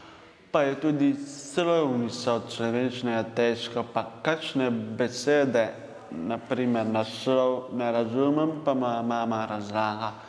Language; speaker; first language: Slovenian; non-native, local second language; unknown